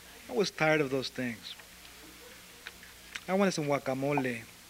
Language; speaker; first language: English; early bilingual, other home language; Spanish